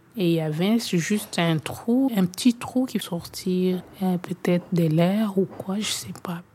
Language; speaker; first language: French; non-native, local second language; Swahili